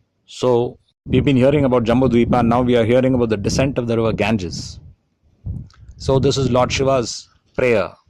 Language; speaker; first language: English; non-native, local second language; Tamil